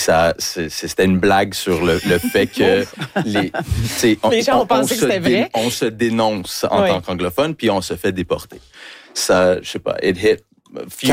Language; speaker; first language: French; early bilingual, other home language; English